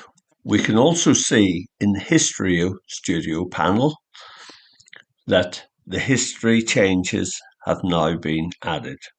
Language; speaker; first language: English; native; English